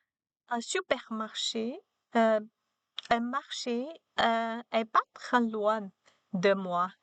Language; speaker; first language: French; non-native, learner; Chinese